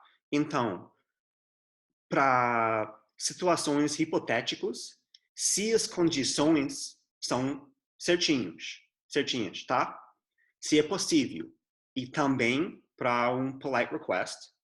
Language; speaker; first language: Portuguese; non-native, fluent; English